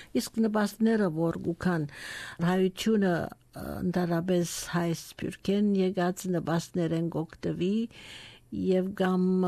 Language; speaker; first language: Armenian; early bilingual, heritage; Armenian